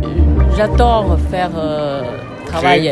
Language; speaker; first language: French; non-native, learner; Chinese